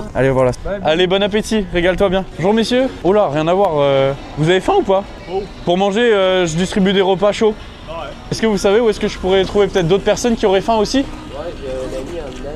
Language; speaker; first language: French; native; French